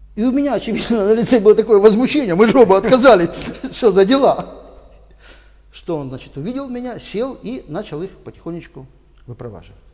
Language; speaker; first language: Russian; native; Russian